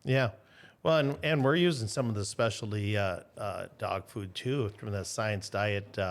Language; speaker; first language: English; native; English